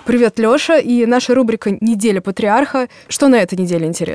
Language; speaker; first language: Russian; native; Russian